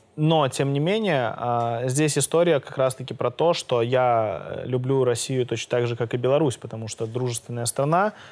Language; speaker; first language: Russian; native; Russian